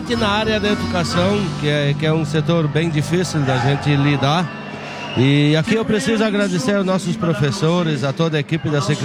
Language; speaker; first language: Portuguese; non-native, local second language; German